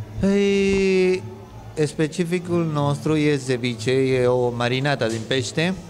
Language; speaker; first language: Romanian; non-native, fluent; Spanish